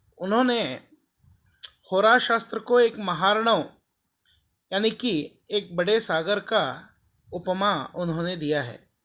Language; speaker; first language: Hindi; non-native, local second language; Kannada